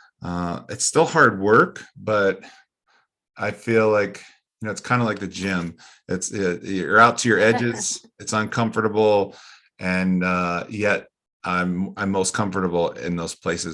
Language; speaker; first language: English; native; English